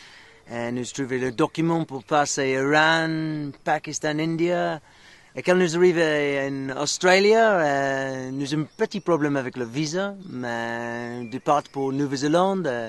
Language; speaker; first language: French; non-native, learner; English